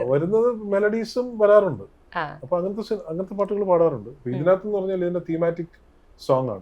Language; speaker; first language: Malayalam; native; Malayalam